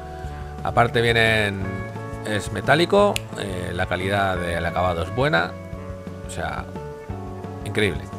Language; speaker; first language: Spanish; native; Spanish